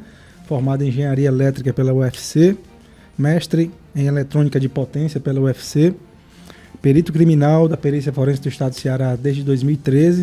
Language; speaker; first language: Portuguese; native; Portuguese